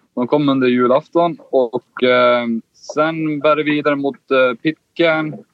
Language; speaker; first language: Swedish; native; Swedish